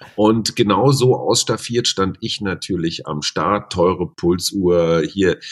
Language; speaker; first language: German; native; German